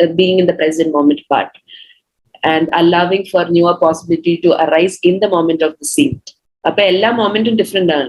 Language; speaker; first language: English; non-native, local second language; Malayalam